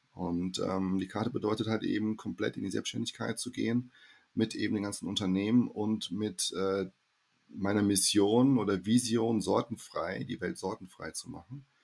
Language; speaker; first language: German; early bilingual, heritage; German